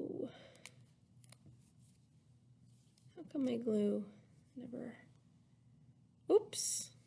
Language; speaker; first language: English; native; English